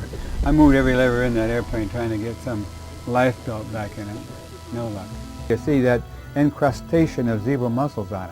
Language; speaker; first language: English; native; English